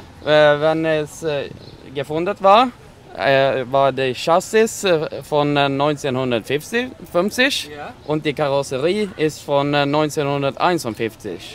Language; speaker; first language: German; non-native, learner; Swedish